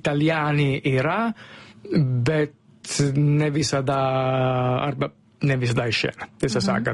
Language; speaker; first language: Lithuanian; non-native, fluent; Italian